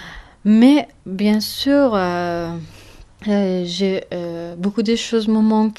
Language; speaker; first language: French; non-native, learner; Persian